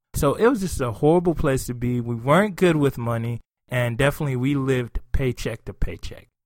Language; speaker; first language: English; non-native, local second language; Yoruba